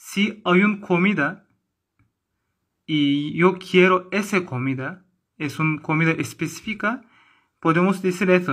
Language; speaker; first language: Spanish; non-native, learner; Turkish